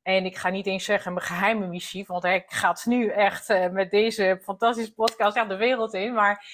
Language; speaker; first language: Dutch; non-native, fluent; French